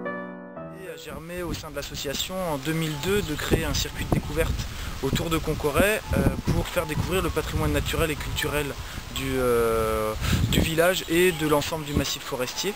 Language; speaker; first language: French; native; French